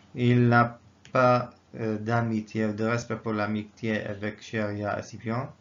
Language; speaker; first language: French; non-native, local second language; Arabic